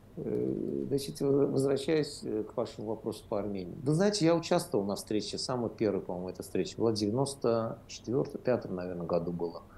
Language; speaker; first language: Russian; non-native, local second language; Azerbaijani